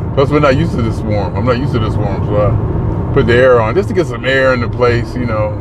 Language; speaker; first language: English; native; English